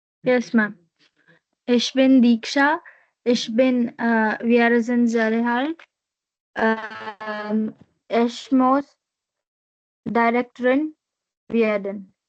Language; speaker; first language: German; non-native, learner; Kannada